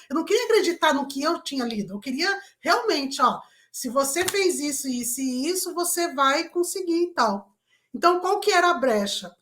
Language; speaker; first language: Portuguese; native; Portuguese